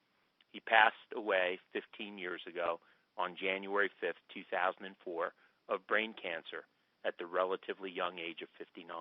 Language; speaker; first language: English; native; English